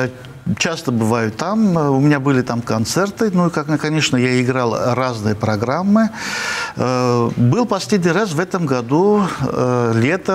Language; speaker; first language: Russian; non-native, fluent; Armenian